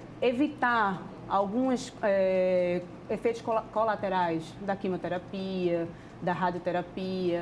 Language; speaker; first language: Portuguese; native; Portuguese